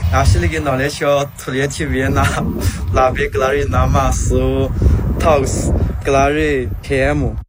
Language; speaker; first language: Lithuanian; non-native, learner; Chinese